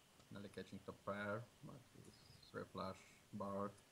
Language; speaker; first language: English; non-native, learner; Russian